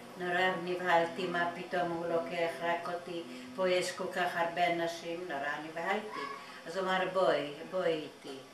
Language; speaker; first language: Hebrew; non-native, fluent; Yiddish